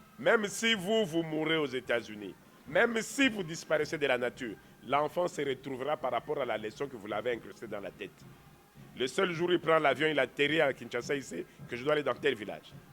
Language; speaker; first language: French; non-native, local second language; Kongo